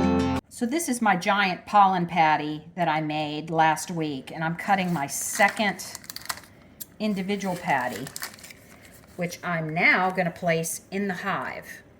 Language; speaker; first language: English; native; English